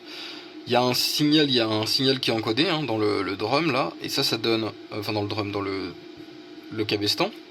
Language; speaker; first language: French; native; French